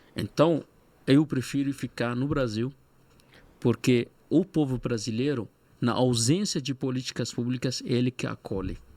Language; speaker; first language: Portuguese; non-native, fluent; Arabic